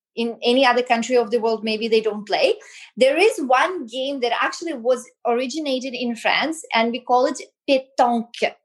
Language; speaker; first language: English; non-native, fluent; Belarusian